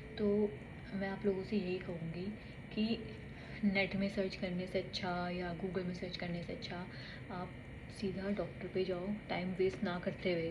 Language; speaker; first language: Hindi; native; Hindi